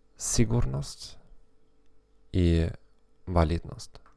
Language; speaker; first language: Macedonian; non-native, fluent; German